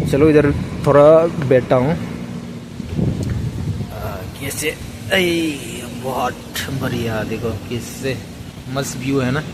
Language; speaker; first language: Hindi; non-native, local second language; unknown